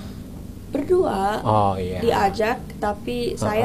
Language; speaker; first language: Indonesian; early bilingual, heritage; English